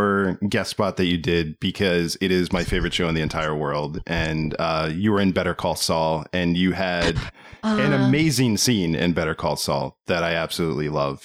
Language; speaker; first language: English; native; English